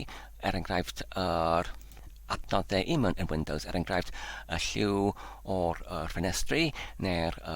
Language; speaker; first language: Welsh; non-native, learner; Polish